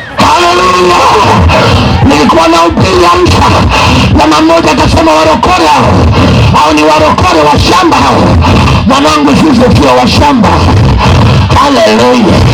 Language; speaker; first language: Swahili; native; Swahili